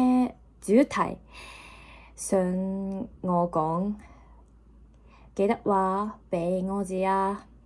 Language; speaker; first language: Cantonese; non-native, learner; Japanese